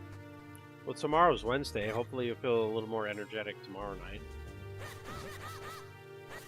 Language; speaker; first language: English; native; English